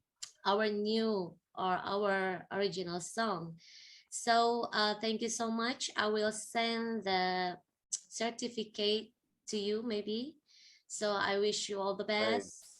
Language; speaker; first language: English; non-native, fluent; Indonesian